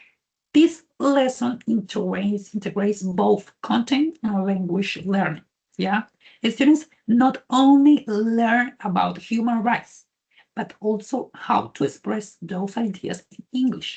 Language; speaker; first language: English; non-native, learner; Spanish